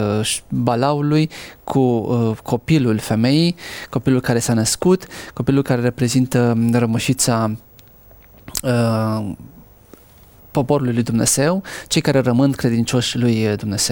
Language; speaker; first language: Romanian; native; Romanian